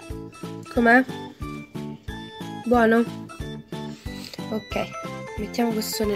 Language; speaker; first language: Italian; native; Italian